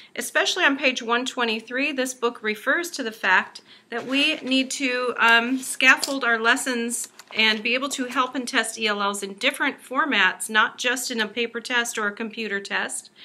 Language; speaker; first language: English; native; English